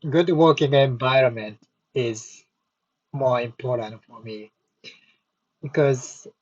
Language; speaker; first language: English; non-native, learner; Japanese